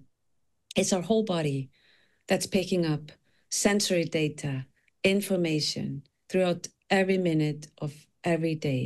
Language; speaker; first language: English; non-native, fluent; Icelandic